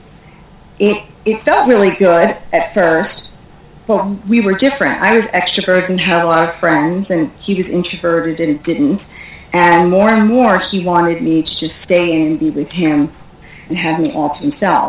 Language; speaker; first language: English; native; English